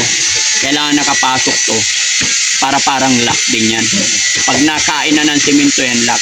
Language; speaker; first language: Filipino; native; Filipino